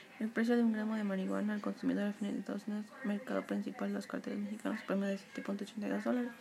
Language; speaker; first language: Spanish; native; Spanish